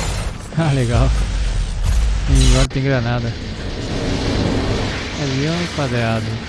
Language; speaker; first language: Portuguese; native; Portuguese